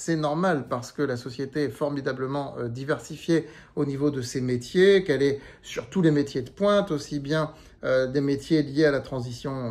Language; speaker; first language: French; native; French